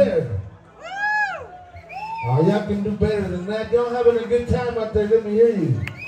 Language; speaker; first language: English; early bilingual, other home language; Spanish